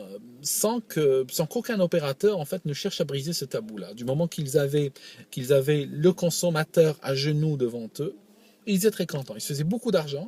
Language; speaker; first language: French; non-native, local second language; Arabic